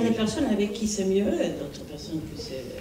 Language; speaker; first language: French; non-native, fluent; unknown